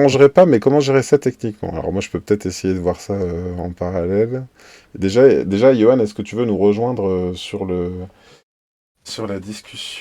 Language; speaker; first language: French; native; French